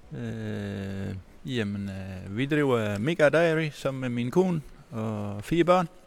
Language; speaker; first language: Danish; non-native, fluent; Dutch